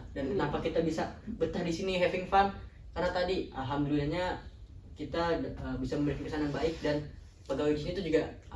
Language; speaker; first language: Indonesian; native; Indonesian